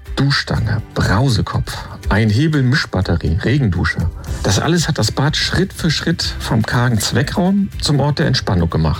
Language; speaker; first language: German; native; German